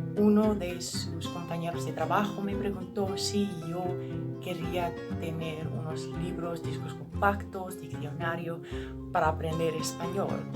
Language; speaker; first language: Spanish; non-native, learner; English